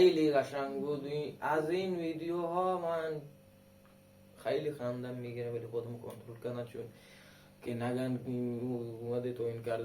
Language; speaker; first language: Persian; non-native, local second language; Baluchi